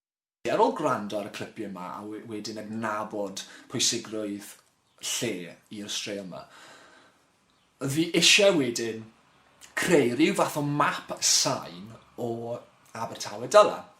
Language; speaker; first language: Welsh; non-native, local second language; English